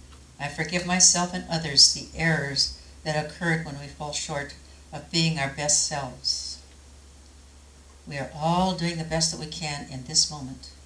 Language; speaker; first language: English; native; English